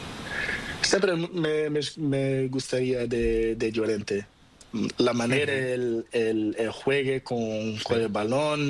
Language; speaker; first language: Spanish; non-native, learner; Portuguese